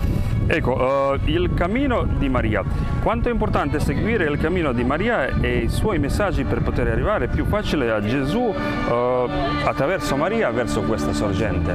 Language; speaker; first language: Italian; non-native, fluent; Croatian